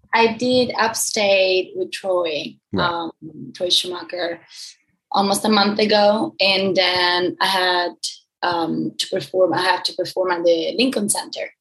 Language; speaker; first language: English; non-native, fluent; Italian